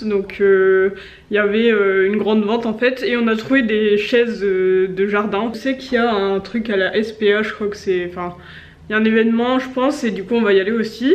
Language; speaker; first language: French; native; French